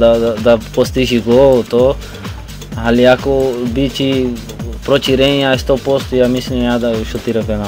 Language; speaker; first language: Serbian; non-native, learner; Portuguese